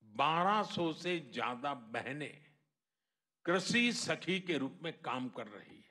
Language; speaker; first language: Hindi; non-native, local second language; Gujarati